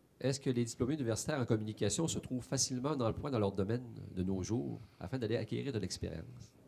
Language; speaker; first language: French; native; French